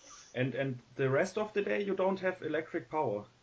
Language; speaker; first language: English; non-native, fluent; German